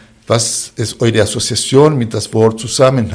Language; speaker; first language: German; non-native, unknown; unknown